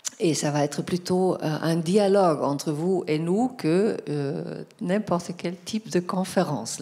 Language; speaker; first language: French; non-native, fluent; German